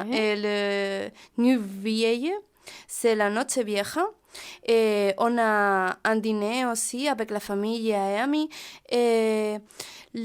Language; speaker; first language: French; non-native, learner; Spanish